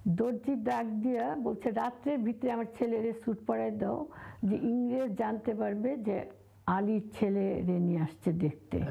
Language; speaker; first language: Bangla; native; Bangla